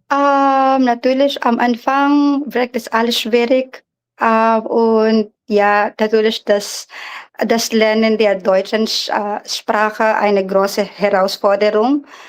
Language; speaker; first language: German; non-native, learner; Filipino